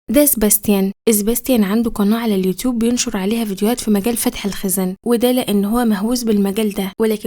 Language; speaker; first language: Arabic; native; Arabic